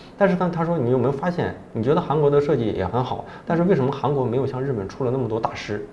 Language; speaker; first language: Chinese; native; Chinese